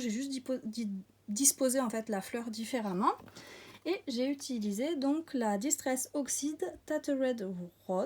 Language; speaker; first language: French; native; French